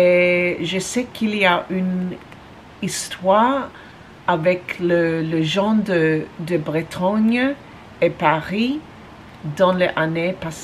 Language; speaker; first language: French; non-native, learner; English